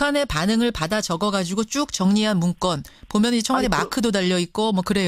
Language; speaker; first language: Korean; native; Korean